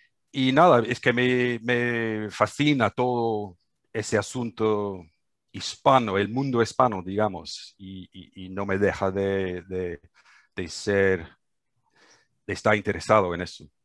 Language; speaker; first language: Spanish; non-native, fluent; English